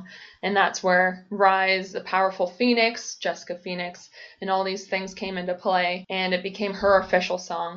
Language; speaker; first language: English; native; English